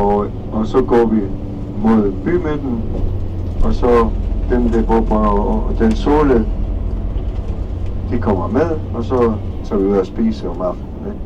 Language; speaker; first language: Danish; non-native, fluent; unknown